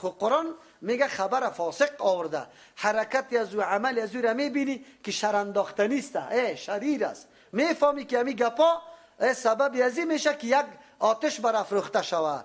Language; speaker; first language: Persian; native; Persian